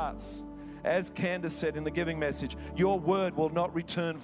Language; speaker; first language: English; native; English